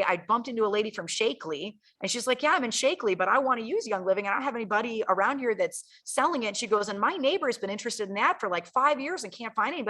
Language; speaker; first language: English; native; English